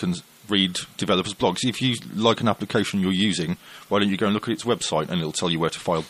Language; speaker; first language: English; native; English